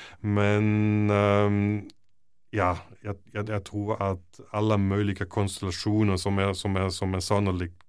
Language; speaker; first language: Norwegian; non-native, fluent; German